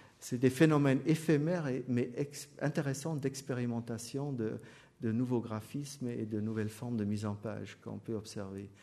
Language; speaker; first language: French; non-native, fluent; German